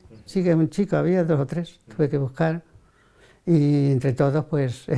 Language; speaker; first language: Spanish; native; Spanish